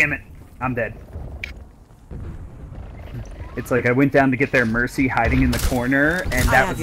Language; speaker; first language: English; native; English